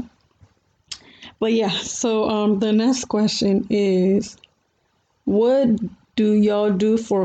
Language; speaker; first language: English; early bilingual, other home language; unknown